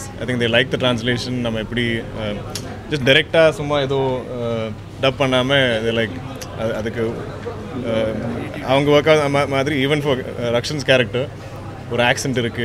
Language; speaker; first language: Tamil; non-native, local second language; Malayalam